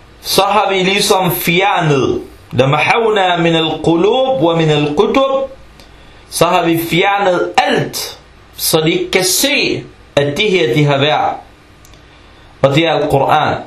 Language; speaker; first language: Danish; early bilingual, other home language; Arabic